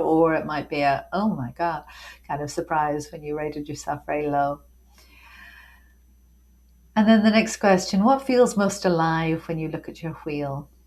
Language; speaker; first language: English; native; English